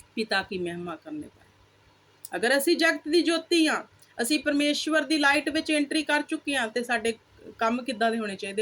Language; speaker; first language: Hindi; non-native, local second language; Punjabi